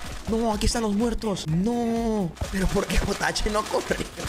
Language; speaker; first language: Spanish; native; Spanish